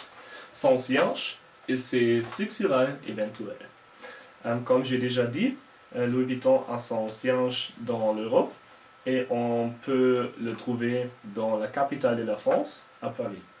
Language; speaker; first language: French; non-native, learner; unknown